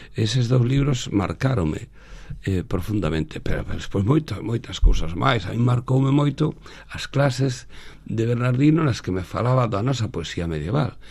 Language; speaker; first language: Galician; native; Galician